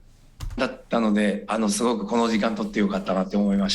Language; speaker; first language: Japanese; non-native, fluent; Korean